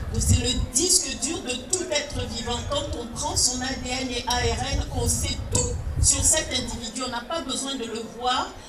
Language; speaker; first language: French; early bilingual, other home language; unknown